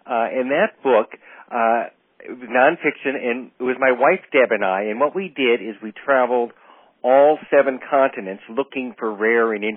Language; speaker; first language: English; native; English